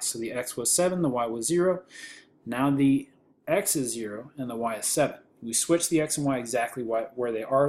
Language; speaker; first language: English; native; English